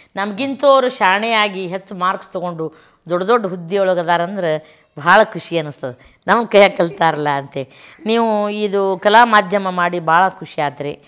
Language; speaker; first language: Kannada; native; Kannada